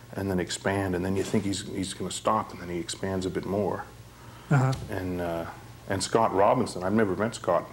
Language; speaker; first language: English; native; English